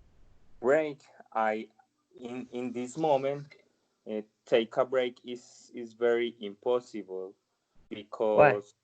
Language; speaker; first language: English; non-native, learner; Spanish